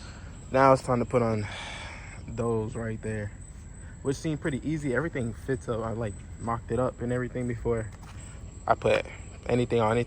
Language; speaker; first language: English; native; English